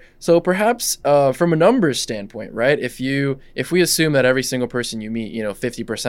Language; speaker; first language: English; non-native, fluent; Russian